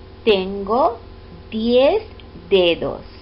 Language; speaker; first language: Spanish; non-native, fluent; English